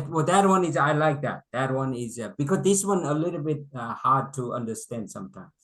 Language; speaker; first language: English; non-native, local second language; Korean